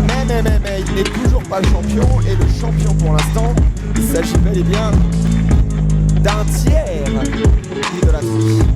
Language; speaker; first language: French; native; French